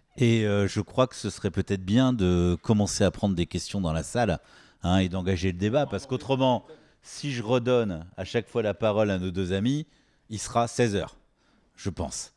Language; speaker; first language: French; native; French